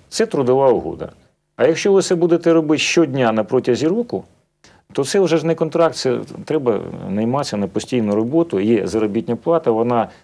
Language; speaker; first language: Ukrainian; native; Ukrainian